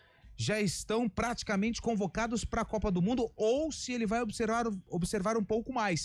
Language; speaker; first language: Portuguese; native; Portuguese